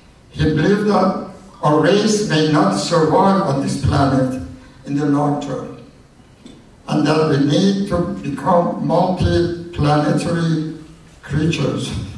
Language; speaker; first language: English; non-native, fluent; Persian